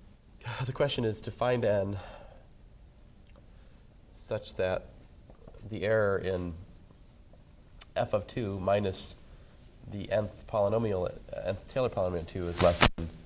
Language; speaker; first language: English; native; English